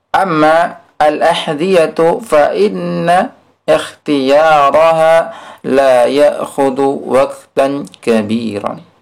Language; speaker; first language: Arabic; non-native, fluent; Indonesian